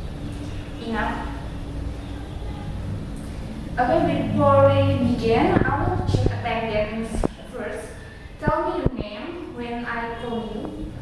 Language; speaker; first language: English; non-native, learner; Indonesian